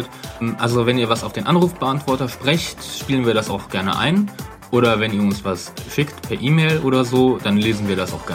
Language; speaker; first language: German; native; German